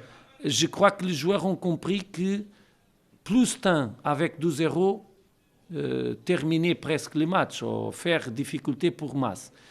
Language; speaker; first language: French; non-native, learner; Portuguese